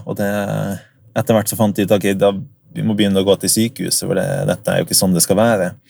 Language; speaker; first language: Norwegian; early bilingual, other home language; English